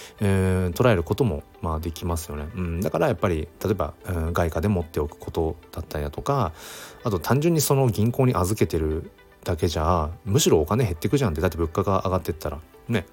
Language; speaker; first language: Japanese; native; Japanese